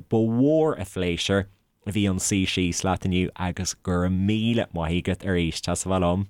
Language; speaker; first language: Irish; native; Irish